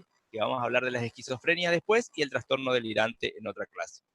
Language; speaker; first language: Spanish; native; Spanish